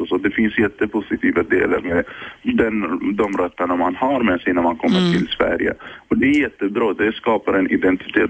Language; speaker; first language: Swedish; early bilingual, other home language; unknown